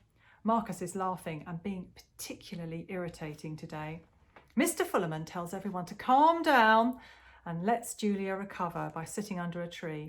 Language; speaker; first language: English; native; English